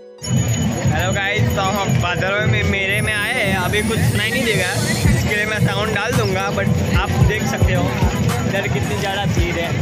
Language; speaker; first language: Hindi; non-native, local second language; Gujarati